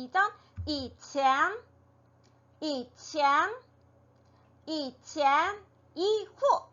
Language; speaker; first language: Chinese; non-native, fluent; Korean